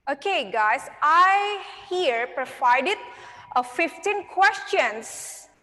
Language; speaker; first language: English; non-native, fluent; Indonesian